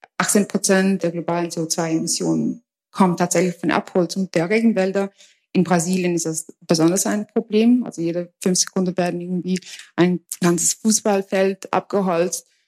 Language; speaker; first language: German; early bilingual, other home language; Albanian